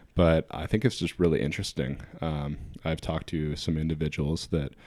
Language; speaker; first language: English; native; English